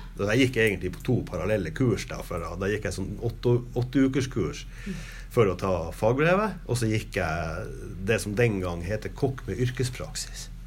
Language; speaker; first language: Norwegian; native; Norwegian